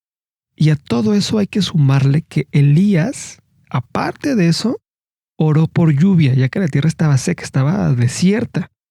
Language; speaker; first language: Spanish; native; Spanish